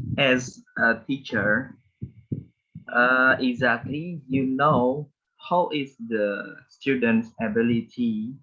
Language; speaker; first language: English; non-native, learner; Indonesian